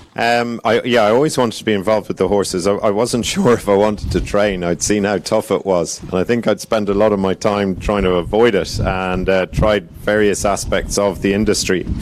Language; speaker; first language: English; native; English